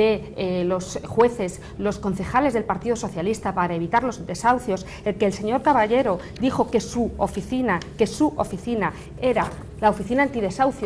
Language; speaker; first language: Spanish; native; Spanish